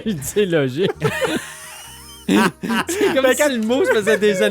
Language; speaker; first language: French; native; French